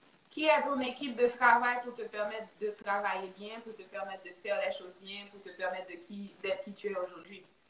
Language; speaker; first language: French; native; French